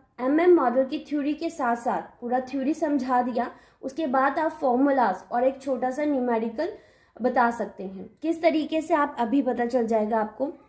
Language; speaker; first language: Hindi; native; Hindi